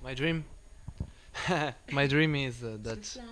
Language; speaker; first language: English; non-native, learner; Italian